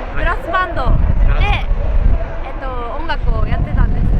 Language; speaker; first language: Japanese; native; Japanese